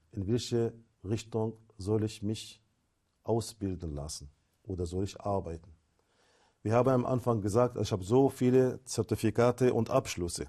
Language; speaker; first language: German; non-native, fluent; Arabic